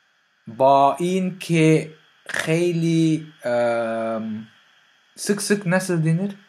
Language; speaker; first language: Persian; non-native, learner; French